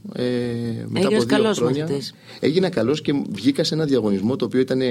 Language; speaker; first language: Greek; early bilingual, heritage; Greek